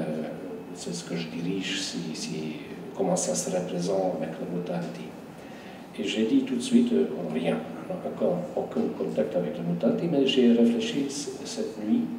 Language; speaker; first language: French; non-native, fluent; Hungarian